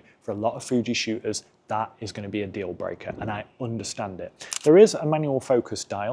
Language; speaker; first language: English; native; English